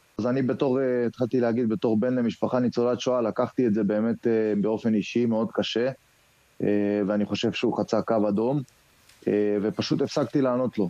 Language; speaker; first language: Hebrew; native; Hebrew